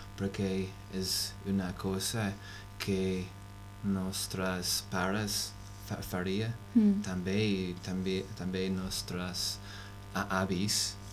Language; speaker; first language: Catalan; non-native, learner; English